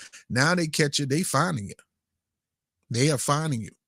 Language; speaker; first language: English; native; English